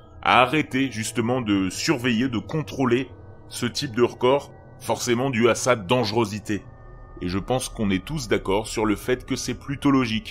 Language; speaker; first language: French; native; French